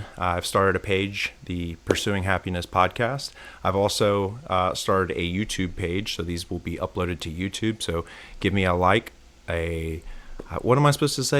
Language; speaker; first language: English; native; English